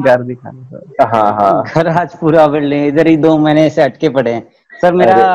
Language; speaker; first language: Hindi; non-native, local second language; Marathi